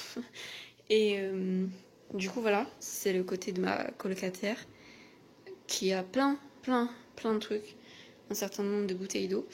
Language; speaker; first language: French; native; French